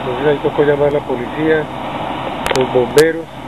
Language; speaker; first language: Spanish; native; Spanish